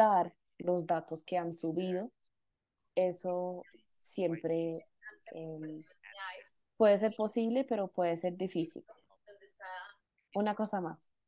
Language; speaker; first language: Spanish; non-native, fluent; Indonesian